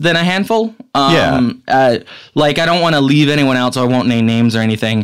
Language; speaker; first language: English; native; English